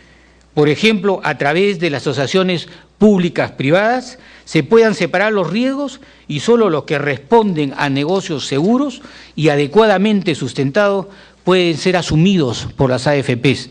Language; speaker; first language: Spanish; native; Spanish